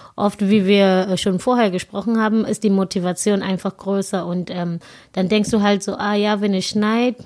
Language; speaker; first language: German; non-native, fluent; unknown